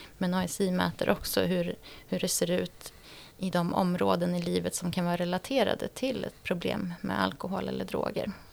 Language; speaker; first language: Swedish; native; Swedish